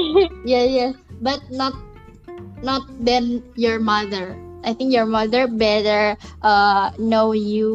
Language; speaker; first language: English; non-native, learner; Indonesian